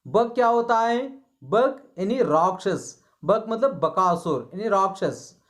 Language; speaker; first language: Hindi; non-native, local second language; Kannada